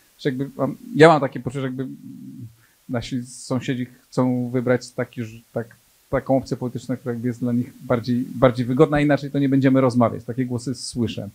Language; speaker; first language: Polish; native; Polish